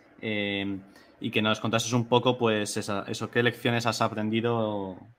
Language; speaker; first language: Spanish; native; Spanish